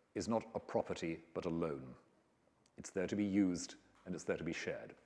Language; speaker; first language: English; native; English